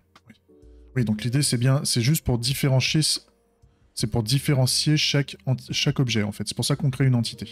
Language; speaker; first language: French; native; French